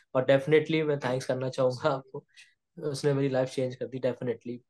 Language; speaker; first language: Hindi; native; Hindi